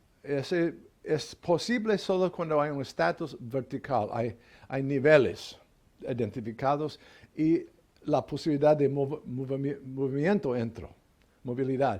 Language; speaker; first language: Spanish; non-native, fluent; English